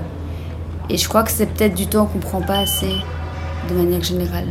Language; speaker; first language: French; native; French